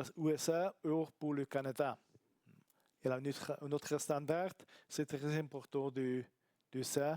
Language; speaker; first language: French; non-native, learner; Italian